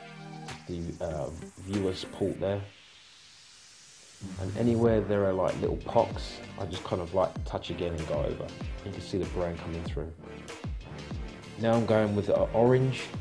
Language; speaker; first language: English; native; English